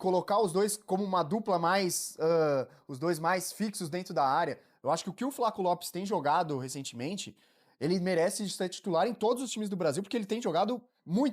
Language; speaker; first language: Portuguese; native; Portuguese